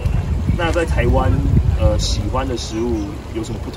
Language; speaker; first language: Chinese; native; Chinese